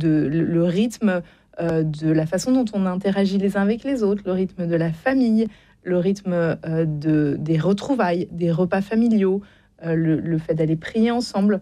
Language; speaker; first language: French; native; French